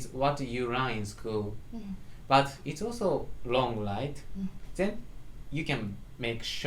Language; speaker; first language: English; non-native, learner; Japanese